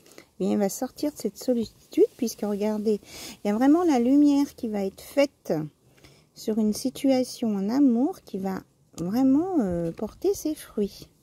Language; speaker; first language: French; native; French